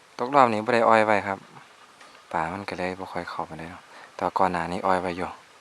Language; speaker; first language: Thai; native; Thai